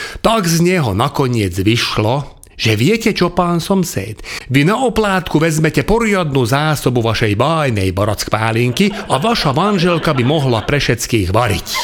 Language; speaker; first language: Slovak; non-native, local second language; Hungarian